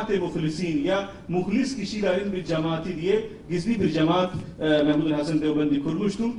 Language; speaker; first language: Turkish; non-native, fluent; Urdu